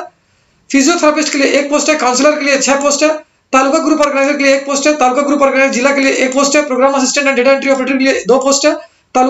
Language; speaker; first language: Hindi; native; Hindi